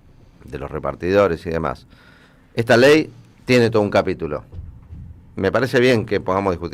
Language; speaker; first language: Spanish; native; Spanish